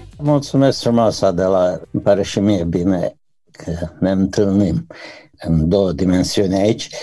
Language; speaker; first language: Romanian; native; Romanian